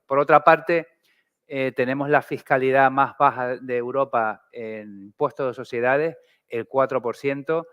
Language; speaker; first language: Spanish; native; Spanish